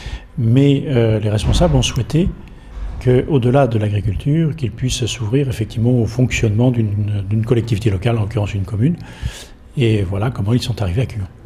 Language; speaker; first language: French; native; French